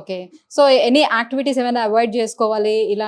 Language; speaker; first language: Telugu; native; Telugu